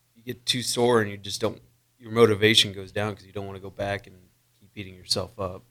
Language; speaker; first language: English; native; English